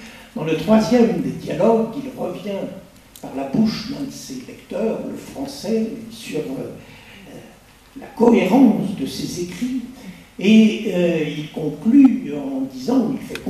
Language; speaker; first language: French; native; French